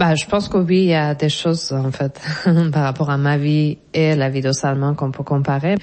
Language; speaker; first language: French; non-native, fluent; Persian